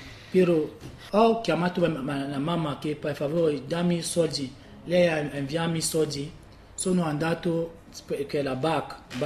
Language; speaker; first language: Italian; non-native, learner; French